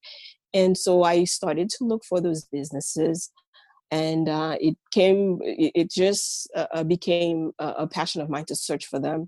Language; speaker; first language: English; non-native, fluent; Haitian Creole